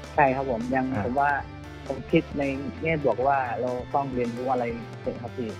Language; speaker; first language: Thai; native; Thai